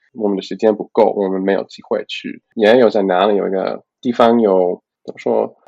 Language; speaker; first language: Chinese; non-native, learner; English